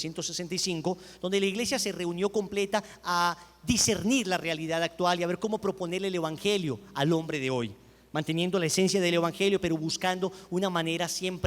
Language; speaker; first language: Spanish; native; Spanish